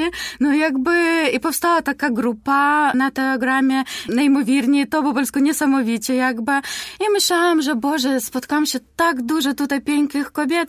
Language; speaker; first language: Polish; non-native, learner; Ukrainian